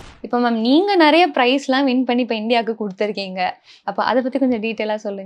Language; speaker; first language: Tamil; native; Tamil